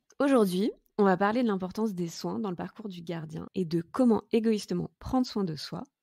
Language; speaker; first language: French; native; French